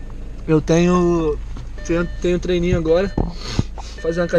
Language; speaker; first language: Portuguese; native; Portuguese